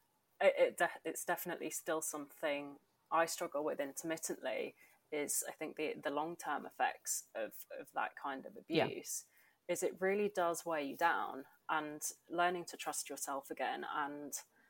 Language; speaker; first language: English; native; English